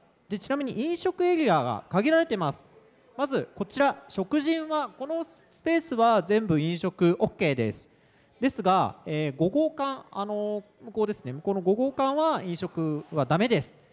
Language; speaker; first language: Japanese; native; Japanese